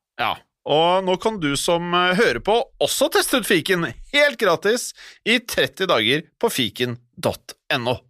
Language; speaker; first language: Norwegian; native; Norwegian